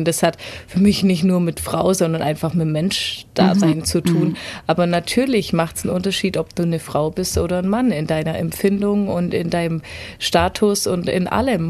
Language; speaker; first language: German; native; German